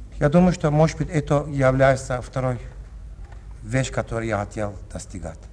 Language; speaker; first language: Russian; non-native, learner; Turkish